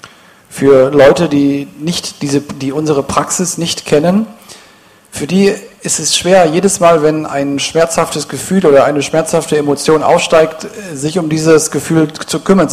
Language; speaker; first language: German; native; German